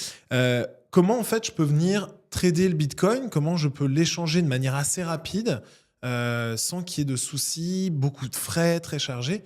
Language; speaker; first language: French; native; French